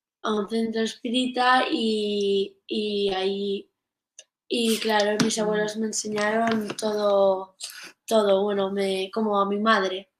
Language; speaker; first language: Spanish; native; Spanish